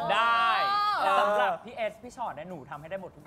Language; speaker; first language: Thai; native; Thai